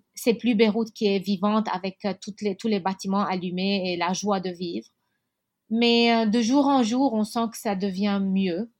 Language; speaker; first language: French; non-native, local second language; Arabic